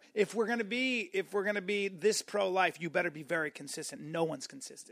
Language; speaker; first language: English; native; English